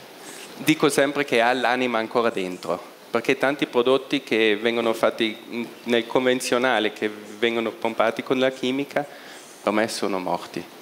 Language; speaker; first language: Italian; non-native, local second language; German